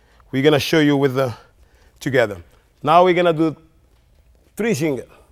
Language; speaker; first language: English; non-native, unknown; Portuguese